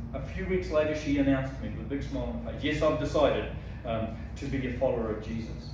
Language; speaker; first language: English; native; English